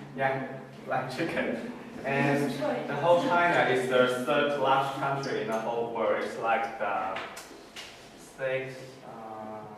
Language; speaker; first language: English; non-native, fluent; Kazakh